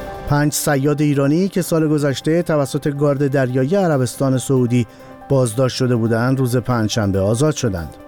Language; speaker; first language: Persian; native; Persian